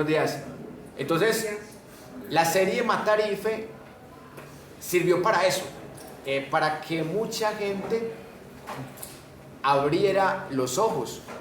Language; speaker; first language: Spanish; native; Spanish